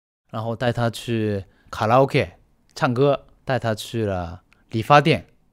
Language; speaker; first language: Chinese; non-native, fluent; Japanese